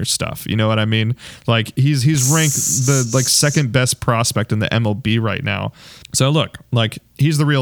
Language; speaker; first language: English; native; English